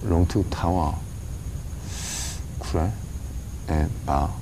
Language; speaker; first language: Vietnamese; non-native, learner; English